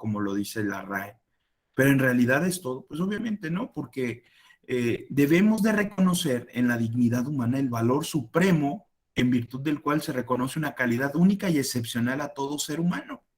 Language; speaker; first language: Spanish; native; Spanish